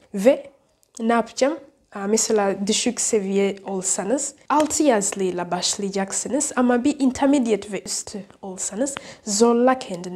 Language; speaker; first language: Turkish; non-native, learner; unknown